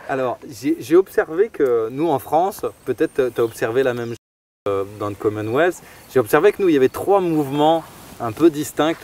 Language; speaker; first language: French; native; French